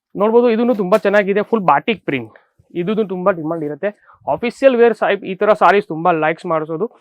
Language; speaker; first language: Kannada; non-native, fluent; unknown